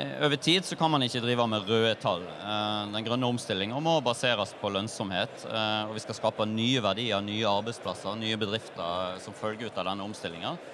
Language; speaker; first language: Norwegian; native; Norwegian